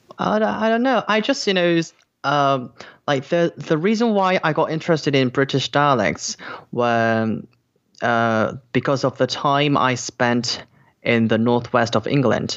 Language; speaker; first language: English; non-native, fluent; Korean